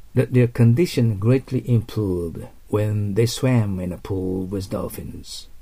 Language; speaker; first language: English; non-native, fluent; Japanese